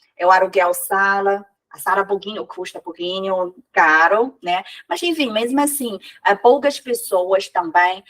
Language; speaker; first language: Portuguese; non-native, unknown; Chinese